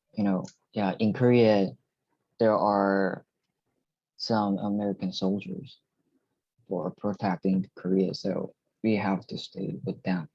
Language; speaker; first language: English; non-native, learner; Korean